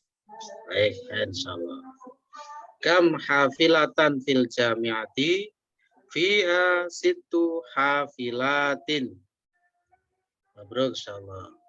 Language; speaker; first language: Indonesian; native; Indonesian